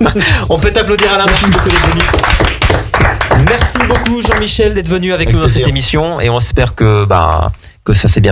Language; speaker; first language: French; native; French